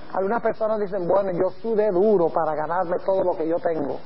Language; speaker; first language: Spanish; early bilingual, other home language; English